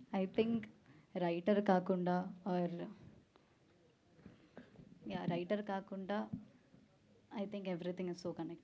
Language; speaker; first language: Telugu; non-native, learner; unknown